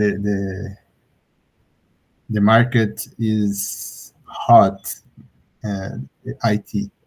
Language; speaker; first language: English; non-native, learner; Portuguese